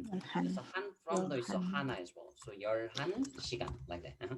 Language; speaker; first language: English; non-native, fluent; Korean